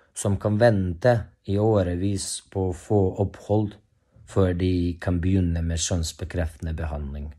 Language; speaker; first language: Norwegian; non-native, fluent; Bosnian